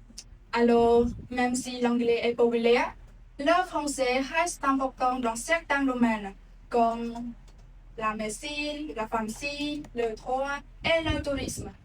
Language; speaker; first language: French; non-native, learner; Khmer